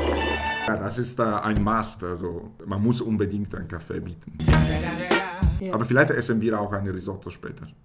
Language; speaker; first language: German; non-native, fluent; Italian